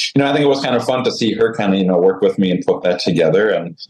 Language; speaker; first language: English; native; English